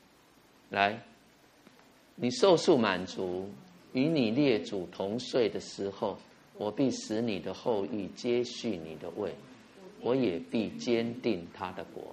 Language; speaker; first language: Chinese; native; Chinese